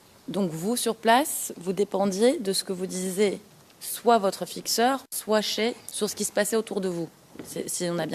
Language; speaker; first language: French; native; French